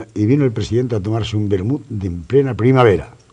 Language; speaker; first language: Spanish; native; Spanish